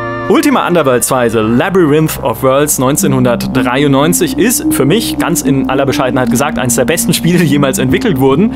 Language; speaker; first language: German; native; German